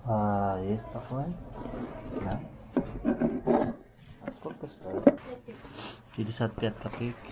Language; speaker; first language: Russian; non-native, learner; Filipino